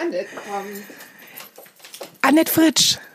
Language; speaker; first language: German; native; German